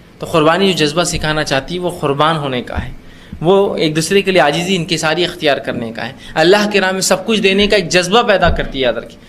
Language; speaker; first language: Urdu; native; Urdu